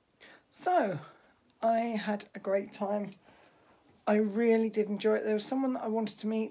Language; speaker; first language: English; native; English